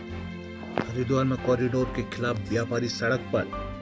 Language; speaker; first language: Hindi; native; Hindi